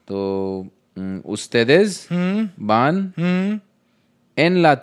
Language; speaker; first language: Spanish; non-native, learner; Hindi